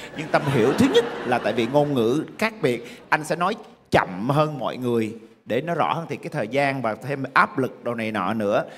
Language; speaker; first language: Vietnamese; native; Vietnamese